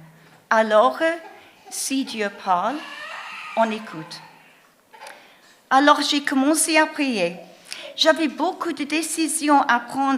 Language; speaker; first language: French; non-native, fluent; English